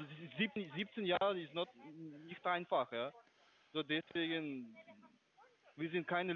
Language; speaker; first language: German; non-native, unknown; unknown